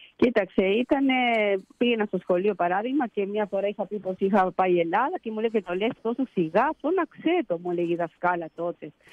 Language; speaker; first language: Greek; early bilingual, heritage; Greek